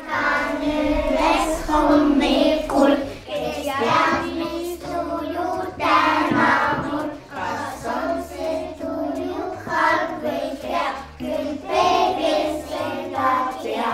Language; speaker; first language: Estonian; non-native, local second language; Russian